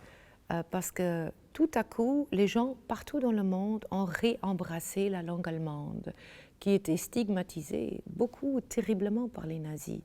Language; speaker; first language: French; non-native, fluent; German